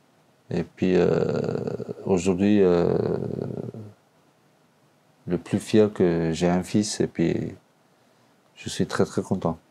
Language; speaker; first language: French; non-native, learner; Albanian